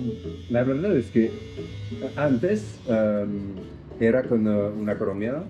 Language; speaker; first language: Spanish; non-native, learner; French